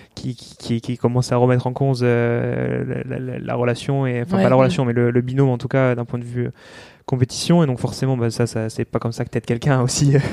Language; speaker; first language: French; native; French